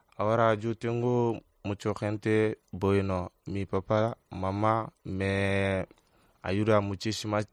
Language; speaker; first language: Spanish; non-native, learner; Wolof